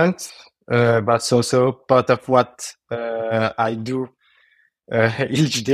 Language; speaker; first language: English; non-native, fluent; French